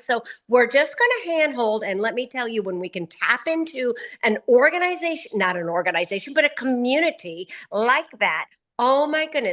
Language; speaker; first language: English; native; English